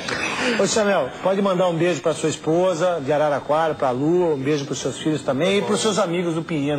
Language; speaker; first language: Portuguese; native; Portuguese